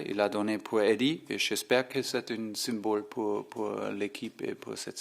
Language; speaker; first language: French; non-native, fluent; German